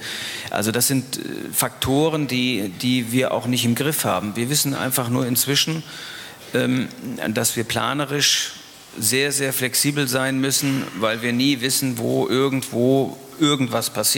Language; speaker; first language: German; native; German